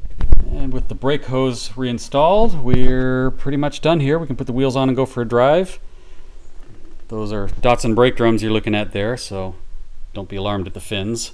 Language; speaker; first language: English; native; English